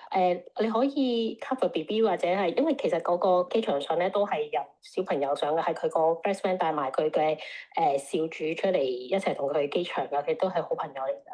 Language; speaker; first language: Cantonese; native; Cantonese